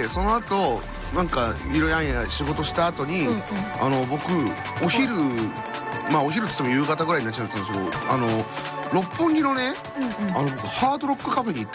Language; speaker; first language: Japanese; native; Japanese